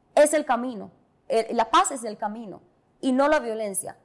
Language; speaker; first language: Spanish; non-native, fluent; Hebrew